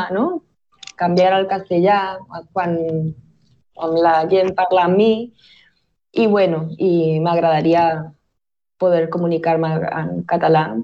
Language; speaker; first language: Catalan; non-native, local second language; Spanish